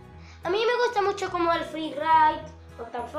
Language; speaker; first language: Spanish; early bilingual, heritage; Spanish